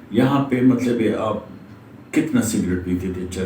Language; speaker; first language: Urdu; native; Urdu